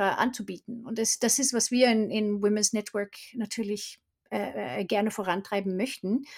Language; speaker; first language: German; non-native, fluent; Swedish